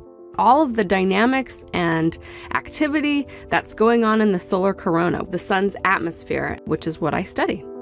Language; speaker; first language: English; native; English